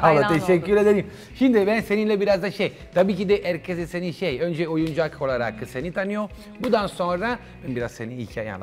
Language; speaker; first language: Turkish; non-native, learner; Italian